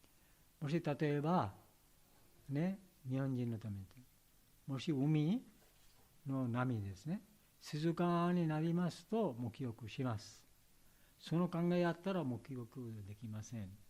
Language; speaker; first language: Japanese; non-native, learner; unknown